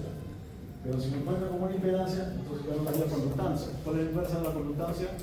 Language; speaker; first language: Spanish; native; Spanish